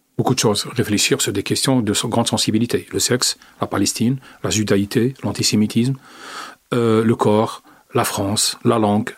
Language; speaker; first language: French; non-native, local second language; Arabic